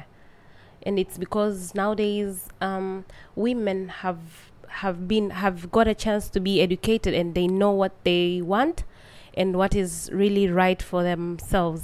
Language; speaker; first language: English; non-native, local second language; Swahili